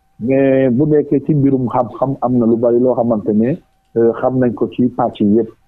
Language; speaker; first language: Wolof; non-native, local second language; Jola-Fonyi